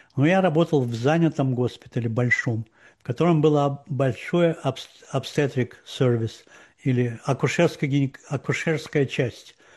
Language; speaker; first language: Russian; native; Russian